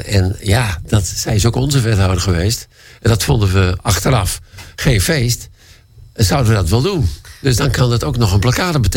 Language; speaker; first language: Dutch; native; Dutch